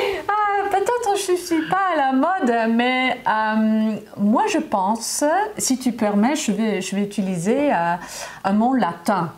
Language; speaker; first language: French; non-native, fluent; German